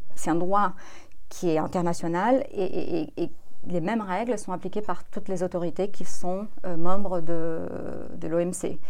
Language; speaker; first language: French; non-native, fluent; Portuguese